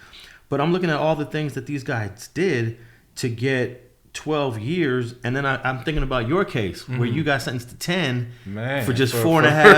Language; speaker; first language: English; native; English